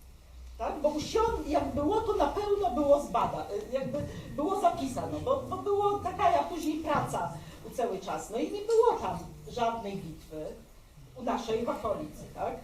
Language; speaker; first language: Polish; non-native, local second language; Belarusian